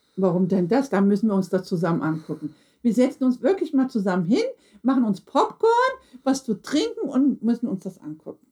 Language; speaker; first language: German; early bilingual, other home language; Turkish